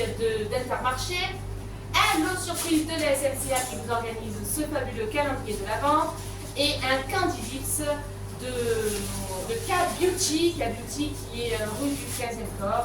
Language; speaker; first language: French; native; French